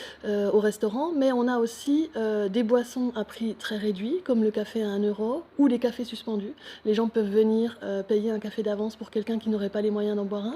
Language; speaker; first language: French; native; French